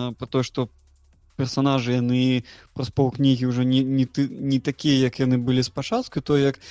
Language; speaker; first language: Belarusian; non-native, local second language; Russian